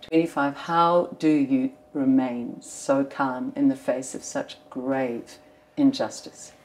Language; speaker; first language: English; native; English